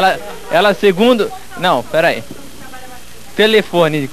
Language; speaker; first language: Portuguese; native; Portuguese